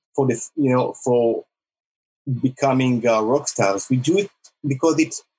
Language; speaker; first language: English; non-native, fluent; Hebrew